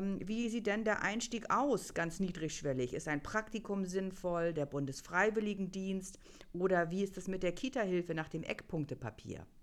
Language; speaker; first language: German; native; German